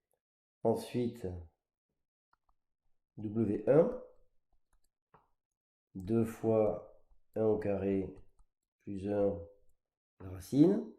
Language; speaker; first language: French; native; French